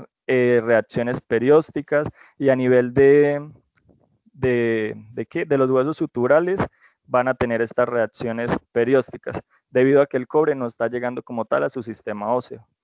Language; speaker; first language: Spanish; native; Spanish